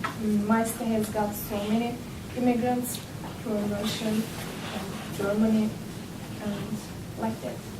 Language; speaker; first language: English; non-native, learner; Turkish